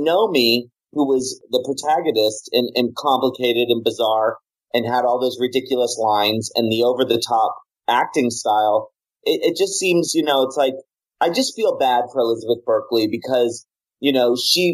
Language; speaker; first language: English; native; English